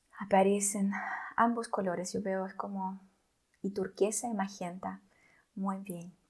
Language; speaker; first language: Spanish; non-native, fluent; Russian